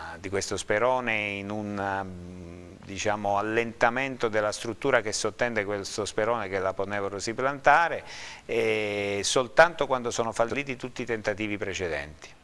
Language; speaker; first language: Italian; native; Italian